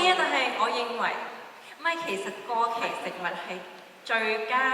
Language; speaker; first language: Cantonese; early bilingual, heritage; Cantonese